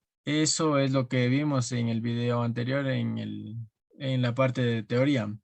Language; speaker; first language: Spanish; native; Spanish